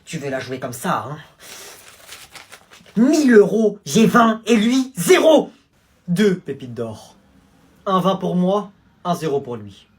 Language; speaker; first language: French; native; French